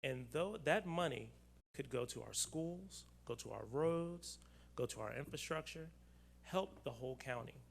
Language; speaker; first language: English; native; English